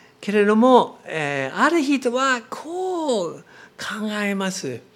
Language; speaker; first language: Japanese; non-native, learner; English